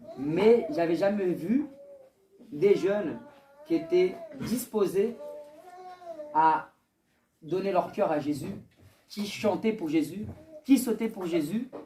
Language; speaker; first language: French; early bilingual, other home language; Portuguese